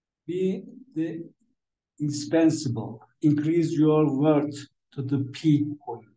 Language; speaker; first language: English; non-native, fluent; Turkish